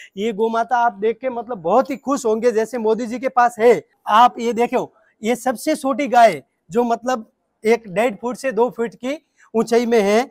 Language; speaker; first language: Hindi; native; Hindi